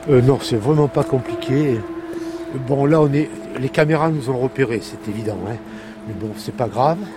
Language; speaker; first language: French; native; French